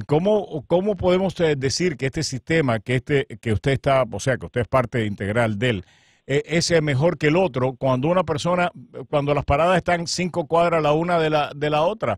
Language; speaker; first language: Spanish; native; Spanish